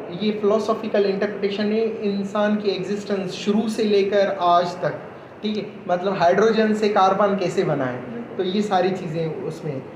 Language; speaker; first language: Urdu; non-native, local second language; Sindhi